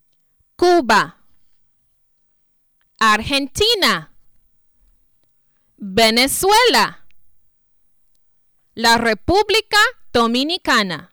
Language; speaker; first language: Spanish; non-native, fluent; English